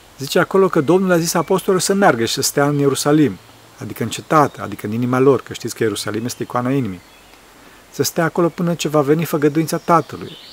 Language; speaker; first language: Romanian; early bilingual, heritage; Romanian